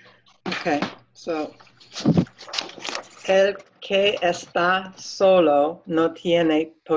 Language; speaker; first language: Spanish; non-native, learner; English